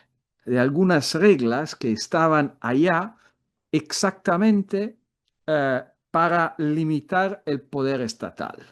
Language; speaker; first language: Spanish; non-native, fluent; Italian